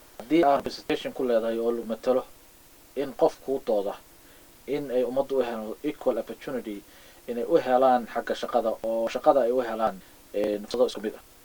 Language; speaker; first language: Somali; native; Somali